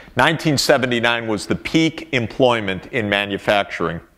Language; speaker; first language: English; native; English